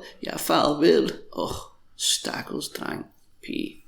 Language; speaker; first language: Danish; non-native, fluent; English